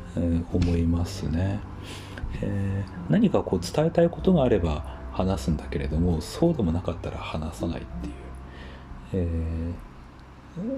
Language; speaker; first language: Japanese; native; Japanese